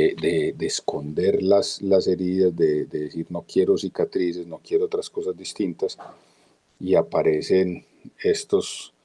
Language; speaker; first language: Spanish; native; Spanish